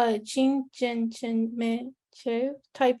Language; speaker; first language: Chinese; non-native, learner; English